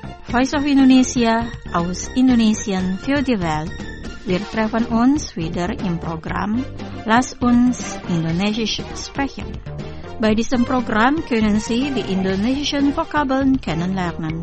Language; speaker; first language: German; non-native, fluent; Indonesian